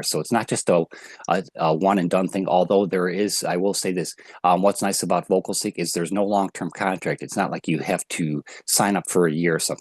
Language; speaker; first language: English; native; English